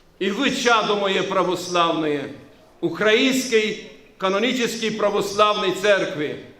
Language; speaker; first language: Ukrainian; non-native, local second language; Romanian